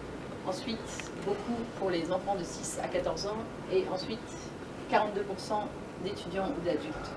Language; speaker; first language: French; native; French